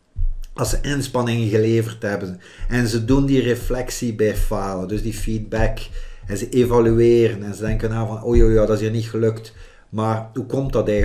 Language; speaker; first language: Dutch; native; Dutch